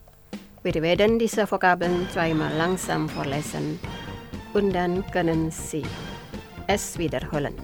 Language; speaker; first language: German; non-native, fluent; Indonesian